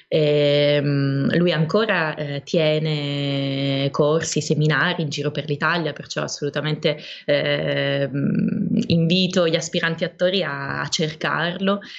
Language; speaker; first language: Italian; native; Italian